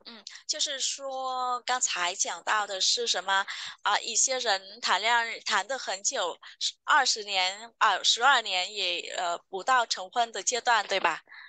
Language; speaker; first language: Chinese; non-native, fluent; Vietnamese